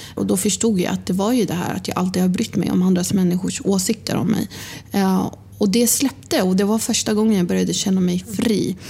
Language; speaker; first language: Swedish; early bilingual, other home language; Arabic